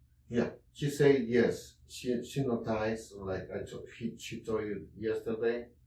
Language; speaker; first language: English; non-native, learner; Spanish